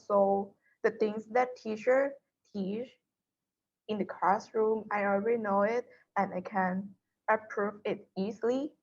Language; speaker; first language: English; non-native, learner; Thai